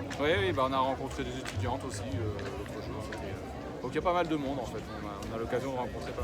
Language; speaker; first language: French; native; French